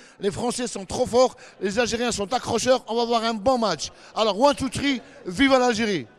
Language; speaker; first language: French; non-native, local second language; Arabic